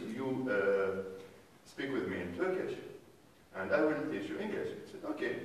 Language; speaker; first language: English; non-native, fluent; Arabic